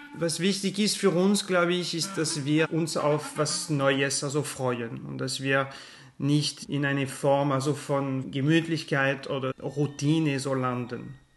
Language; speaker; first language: German; non-native, fluent; French